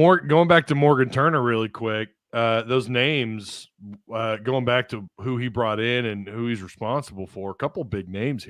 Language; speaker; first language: English; native; English